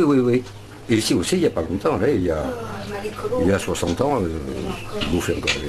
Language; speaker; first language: French; native; French